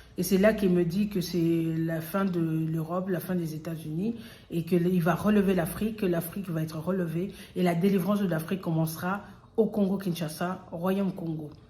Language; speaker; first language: French; early bilingual, other home language; Lingala